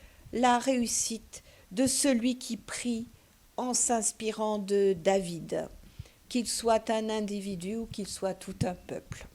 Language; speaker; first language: French; native; French